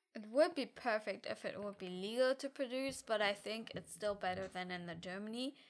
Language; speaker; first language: English; non-native, fluent; German